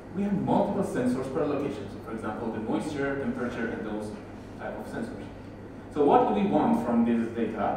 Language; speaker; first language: English; non-native, fluent; Persian